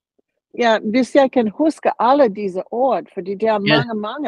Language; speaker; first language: Danish; non-native, learner; English